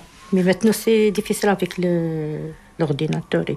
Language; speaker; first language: French; non-native, learner; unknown